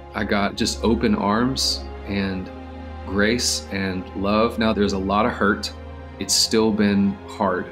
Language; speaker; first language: English; native; English